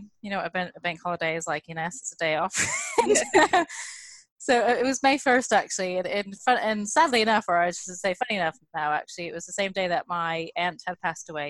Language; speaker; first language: English; native; English